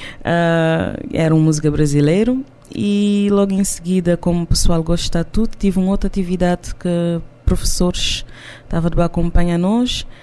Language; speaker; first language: Portuguese; non-native, local second language; Kabuverdianu